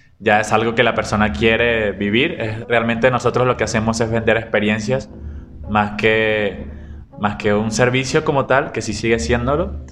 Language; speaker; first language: Spanish; native; Spanish